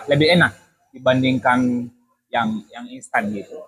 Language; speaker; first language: Indonesian; non-native, fluent; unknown